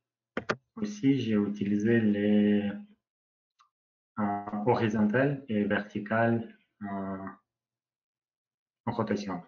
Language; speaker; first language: French; non-native, learner; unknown